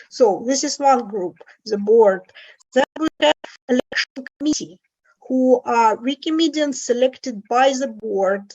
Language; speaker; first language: English; non-native, fluent; Russian